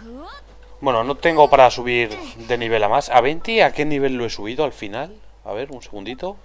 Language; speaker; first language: Spanish; native; Spanish